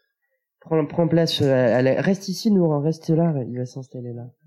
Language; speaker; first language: French; native; French